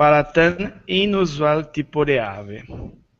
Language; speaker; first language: Spanish; non-native, learner; Portuguese